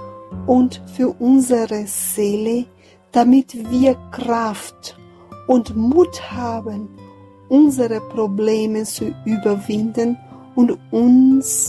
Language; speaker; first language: German; non-native, fluent; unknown